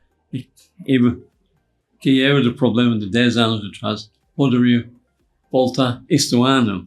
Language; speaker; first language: Portuguese; non-native, fluent; English